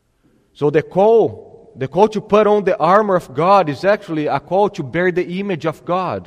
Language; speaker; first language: English; non-native, fluent; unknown